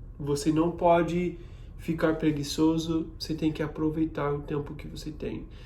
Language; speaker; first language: Portuguese; non-native, fluent; English